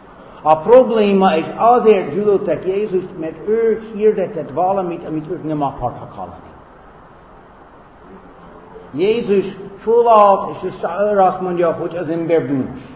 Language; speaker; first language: Hungarian; non-native, fluent; English